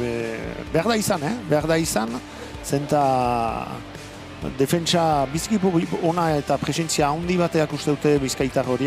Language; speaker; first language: Basque; native; Basque